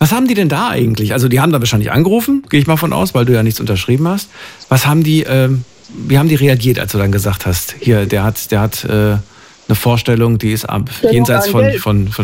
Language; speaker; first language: German; native; German